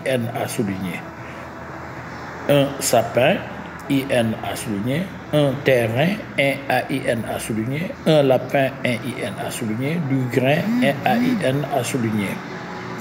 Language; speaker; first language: French; native; French